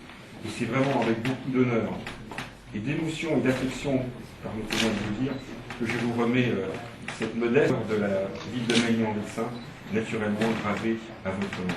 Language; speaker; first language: French; native; French